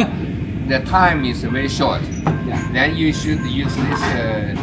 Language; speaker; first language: English; non-native, learner; Japanese